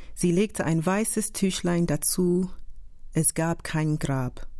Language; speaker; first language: German; non-native, fluent; English